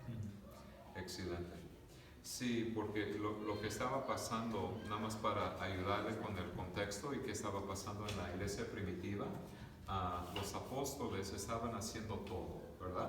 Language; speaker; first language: Spanish; early bilingual, other home language; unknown